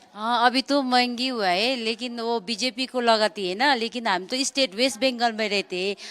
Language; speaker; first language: Hindi; non-native, local second language; Nepali